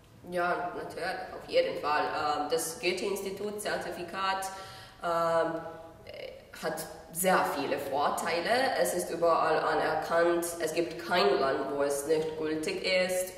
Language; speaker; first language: German; non-native, fluent; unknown